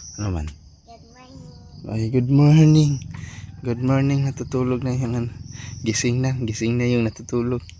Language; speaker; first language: Filipino; non-native, local second language; Cebuano